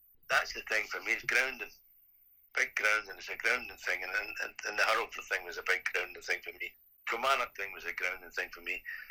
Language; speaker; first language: English; native; English